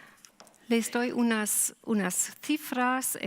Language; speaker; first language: Spanish; non-native, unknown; German